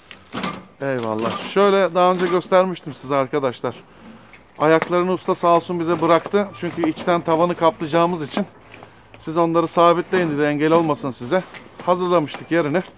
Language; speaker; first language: Turkish; native; Turkish